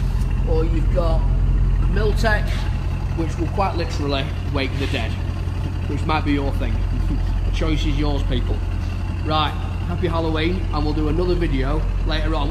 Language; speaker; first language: English; native; English